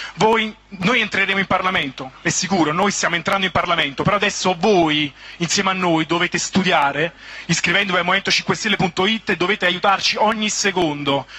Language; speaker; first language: Italian; native; Italian